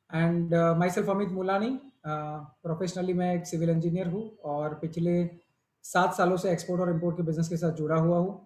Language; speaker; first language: Hindi; non-native, local second language; Gujarati